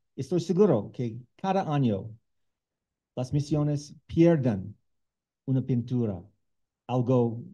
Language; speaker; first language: Spanish; non-native, learner; English